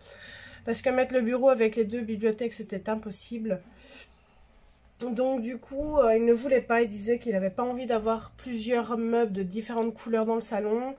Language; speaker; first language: French; native; French